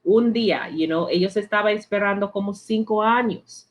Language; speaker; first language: Spanish; non-native, learner; English